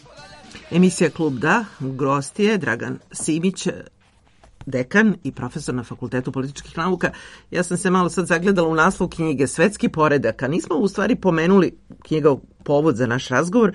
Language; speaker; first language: Serbian; native; Serbian